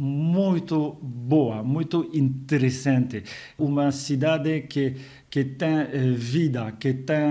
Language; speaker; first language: Portuguese; non-native, fluent; French